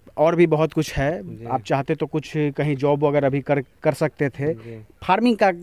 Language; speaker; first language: Hindi; native; Hindi